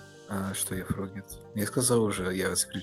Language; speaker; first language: Russian; early bilingual, heritage; Russian